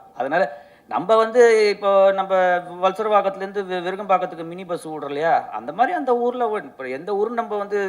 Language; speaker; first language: Tamil; native; Tamil